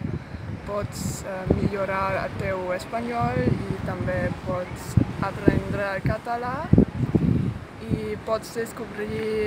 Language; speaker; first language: Spanish; non-native, fluent; German